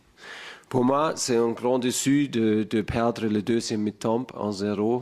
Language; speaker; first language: French; non-native, fluent; German